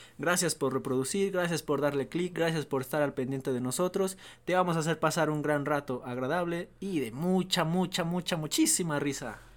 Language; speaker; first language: Spanish; native; Spanish